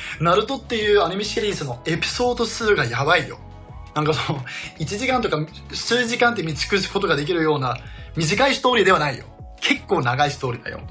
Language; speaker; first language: Japanese; non-native, fluent; Danish